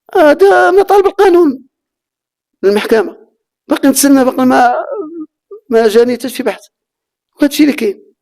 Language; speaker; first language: Arabic; native; Arabic